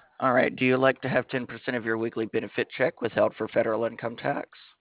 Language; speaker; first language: English; native; English